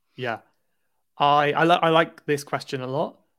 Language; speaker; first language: English; native; English